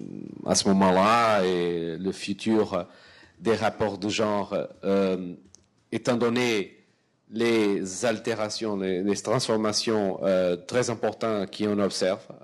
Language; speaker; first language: French; non-native, fluent; Portuguese